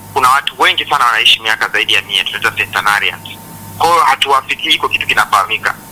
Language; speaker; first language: Swahili; native; Swahili